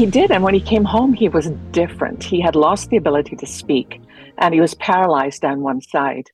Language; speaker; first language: English; native; English